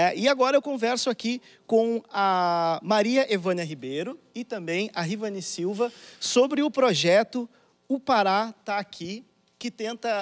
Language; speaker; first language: Portuguese; native; Portuguese